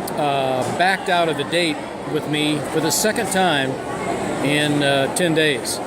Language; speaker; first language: English; native; English